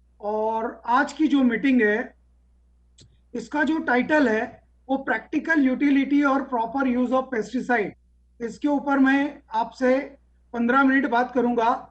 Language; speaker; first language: Hindi; non-native, local second language; Marathi